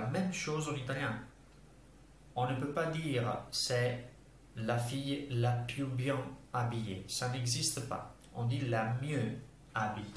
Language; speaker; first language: French; non-native, fluent; Italian